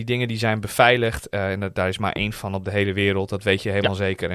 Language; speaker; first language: Dutch; native; Dutch